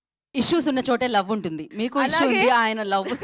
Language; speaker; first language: Telugu; native; Telugu